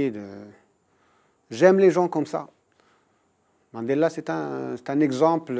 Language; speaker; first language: French; non-native, local second language; Arabic